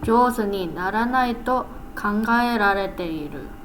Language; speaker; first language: Japanese; non-native, learner; English